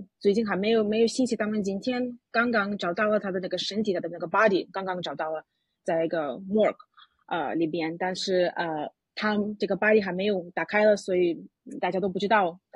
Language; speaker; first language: Chinese; non-native, fluent; Russian